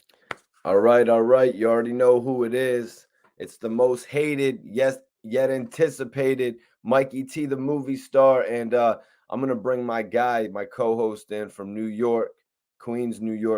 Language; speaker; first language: English; native; English